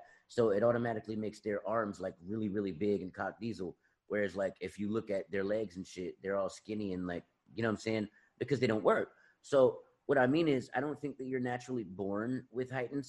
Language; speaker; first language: English; native; English